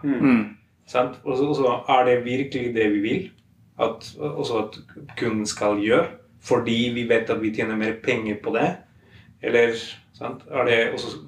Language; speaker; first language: Norwegian; non-native, fluent; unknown